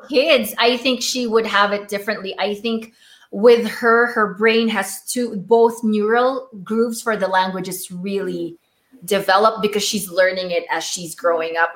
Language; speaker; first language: English; non-native, local second language; Filipino